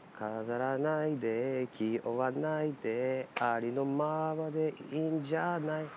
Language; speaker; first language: Japanese; native; Japanese